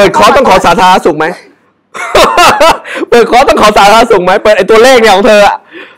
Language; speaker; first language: Thai; native; Thai